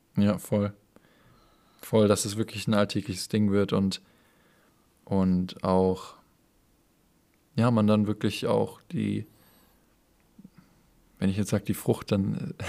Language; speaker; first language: German; native; German